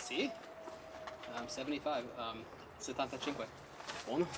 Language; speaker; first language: Italian; non-native, learner; English